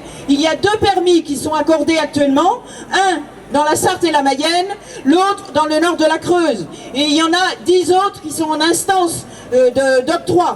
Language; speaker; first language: French; native; French